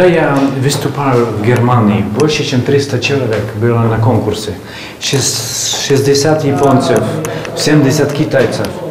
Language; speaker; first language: Russian; non-native, fluent; Hungarian